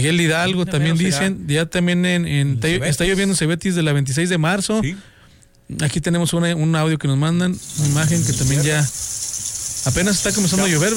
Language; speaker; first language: Spanish; native; Spanish